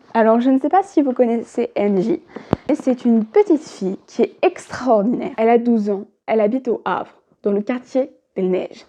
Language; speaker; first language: French; native; French